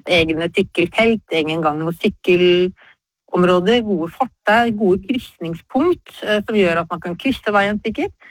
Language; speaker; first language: Norwegian; native; Norwegian